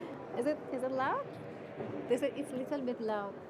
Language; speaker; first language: English; non-native, fluent; Persian